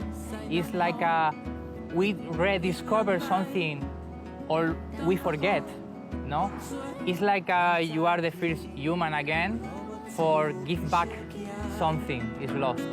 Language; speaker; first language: English; non-native, learner; Spanish